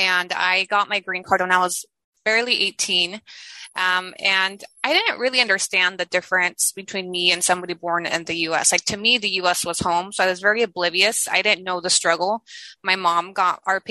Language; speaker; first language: English; early bilingual, other home language; Spanish